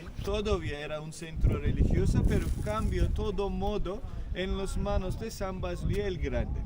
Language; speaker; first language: Spanish; non-native, fluent; Turkish